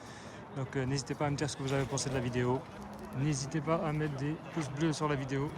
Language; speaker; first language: French; native; French